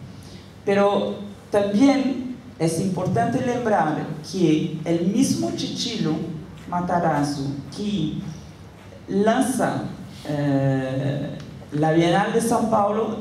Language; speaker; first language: Spanish; non-native, fluent; Portuguese